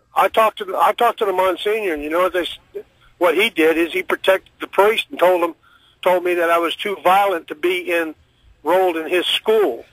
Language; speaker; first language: English; native; English